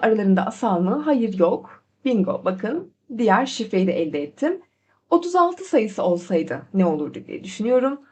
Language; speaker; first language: Turkish; native; Turkish